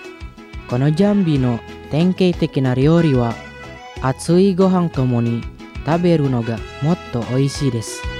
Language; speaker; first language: Japanese; non-native, fluent; Indonesian